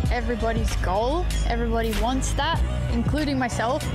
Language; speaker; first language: English; native; English